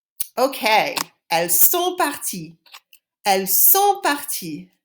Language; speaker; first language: French; non-native, fluent; English